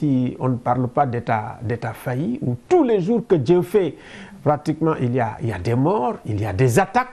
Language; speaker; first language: French; non-native, local second language; Wolof